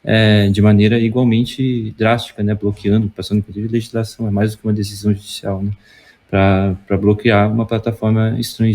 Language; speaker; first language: Portuguese; native; Portuguese